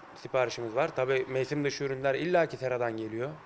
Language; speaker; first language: Turkish; native; Turkish